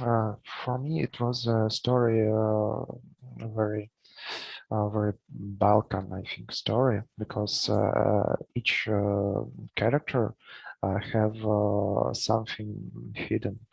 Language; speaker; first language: English; non-native, learner; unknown